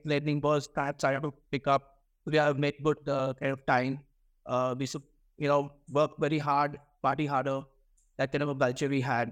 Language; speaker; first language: English; non-native, local second language; Hindi